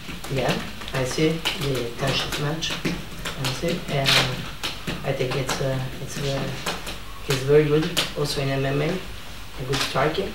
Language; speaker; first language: English; non-native, learner; Italian